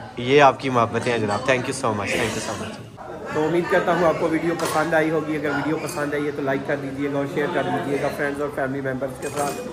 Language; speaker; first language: Urdu; non-native, local second language; Punjabi